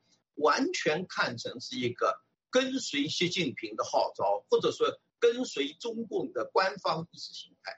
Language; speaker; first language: Chinese; native; Chinese